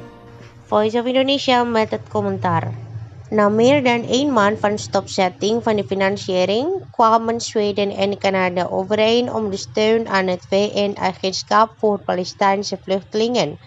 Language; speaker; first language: Dutch; non-native, fluent; Indonesian